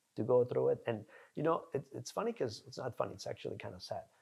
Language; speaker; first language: English; non-native, fluent; Spanish